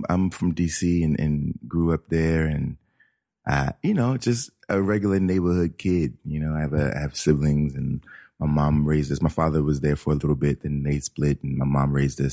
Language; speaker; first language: English; native; English